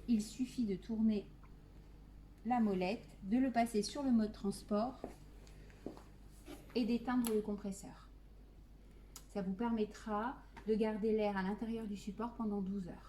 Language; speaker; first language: French; native; French